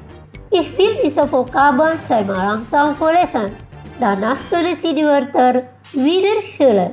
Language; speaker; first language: German; non-native, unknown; Indonesian